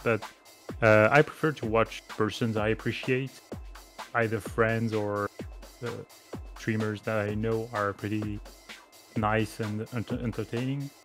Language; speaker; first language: English; non-native, fluent; French